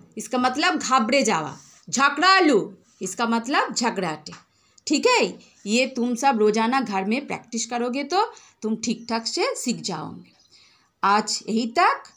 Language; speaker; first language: Hindi; non-native, local second language; Bangla